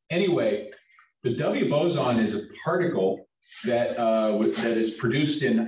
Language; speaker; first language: English; native; English